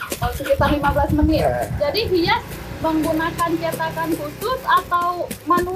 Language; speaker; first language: Indonesian; native; Indonesian